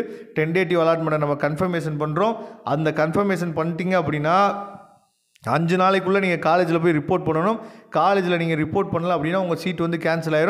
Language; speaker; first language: Tamil; native; Tamil